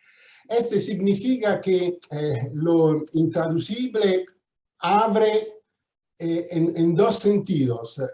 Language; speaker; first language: Spanish; non-native, fluent; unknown